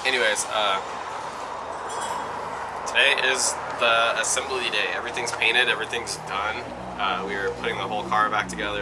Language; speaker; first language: English; native; English